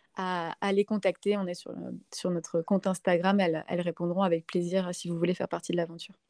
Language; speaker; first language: French; native; French